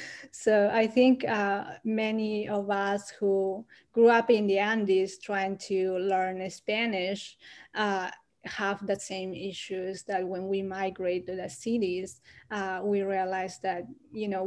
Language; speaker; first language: English; non-native, fluent; Quechua